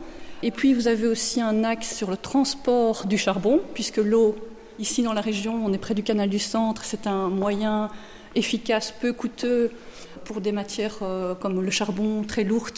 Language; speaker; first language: French; native; French